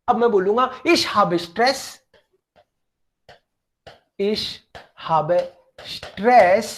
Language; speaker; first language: German; non-native, fluent; Hindi